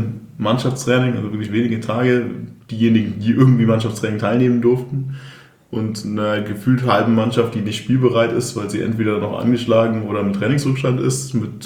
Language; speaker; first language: German; native; German